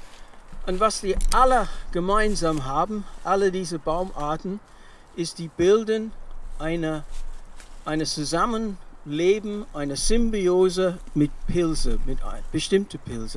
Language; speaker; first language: German; non-native, fluent; English